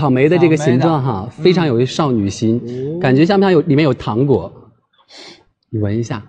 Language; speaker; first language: Chinese; native; Chinese